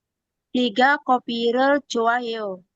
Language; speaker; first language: Korean; non-native, learner; Indonesian